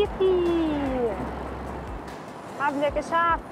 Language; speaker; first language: German; native; German